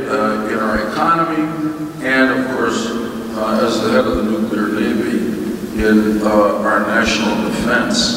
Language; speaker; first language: English; native; English